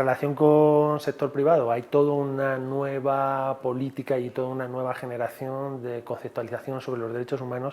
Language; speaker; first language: Spanish; native; Spanish